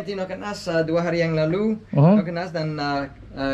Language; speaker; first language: Indonesian; non-native, learner; English